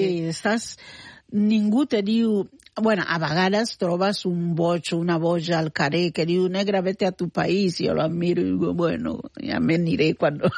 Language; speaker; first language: Catalan; non-native, fluent; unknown